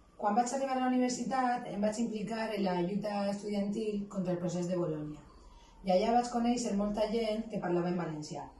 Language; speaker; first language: Catalan; non-native, local second language; Spanish